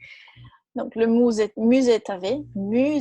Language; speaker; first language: French; non-native, fluent; Portuguese